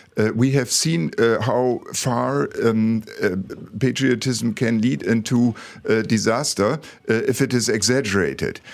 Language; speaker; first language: English; non-native, fluent; German